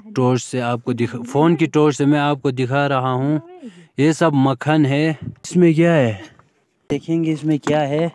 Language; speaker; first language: Hindi; native; Hindi